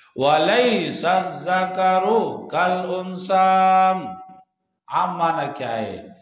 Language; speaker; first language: Urdu; non-native, local second language; Pashto